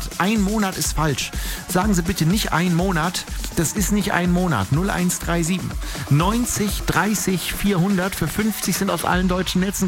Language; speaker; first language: German; native; German